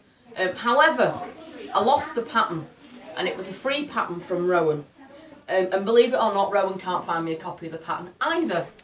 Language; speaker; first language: English; native; English